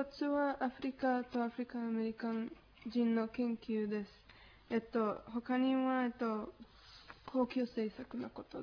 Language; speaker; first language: Japanese; non-native, learner; Spanish